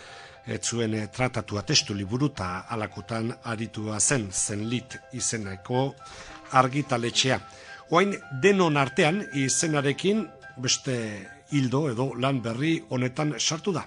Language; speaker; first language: Basque; native; Basque